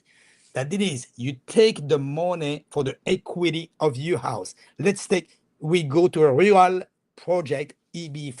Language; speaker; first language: English; non-native, fluent; French